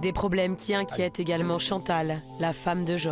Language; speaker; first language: French; native; French